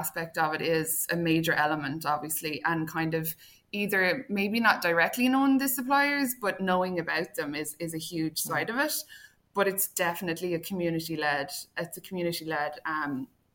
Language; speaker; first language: English; native; English